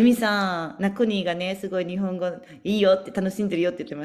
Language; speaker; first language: Japanese; native; Japanese